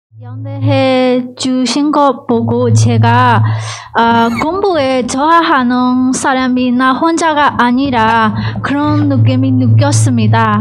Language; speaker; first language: Korean; non-native, learner; Burmese